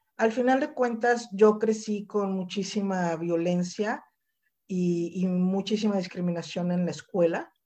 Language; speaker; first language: Spanish; native; Spanish